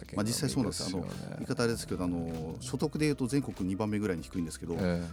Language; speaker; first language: Japanese; native; Japanese